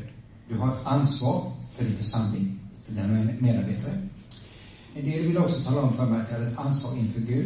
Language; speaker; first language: Swedish; native; Swedish